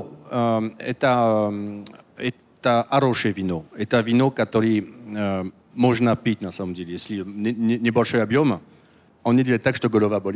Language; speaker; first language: Russian; non-native, learner; French